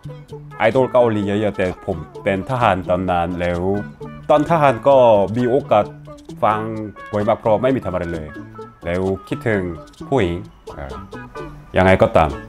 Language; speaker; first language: Thai; non-native, learner; Korean